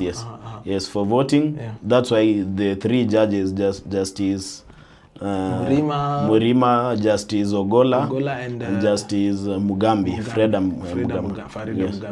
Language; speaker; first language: English; non-native, local second language; Swahili